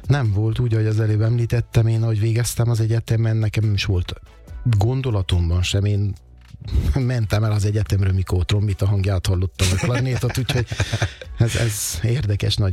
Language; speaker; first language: Hungarian; native; Hungarian